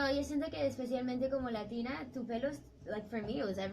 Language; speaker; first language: Spanish; early bilingual, heritage; English